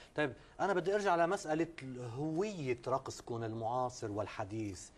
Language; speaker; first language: Arabic; native; Arabic